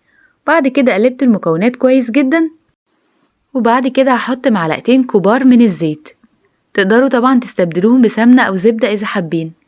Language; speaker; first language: Arabic; native; Arabic